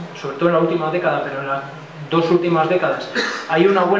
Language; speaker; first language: Spanish; non-native, local second language; Basque